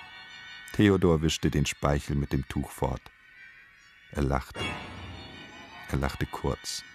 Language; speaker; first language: German; native; German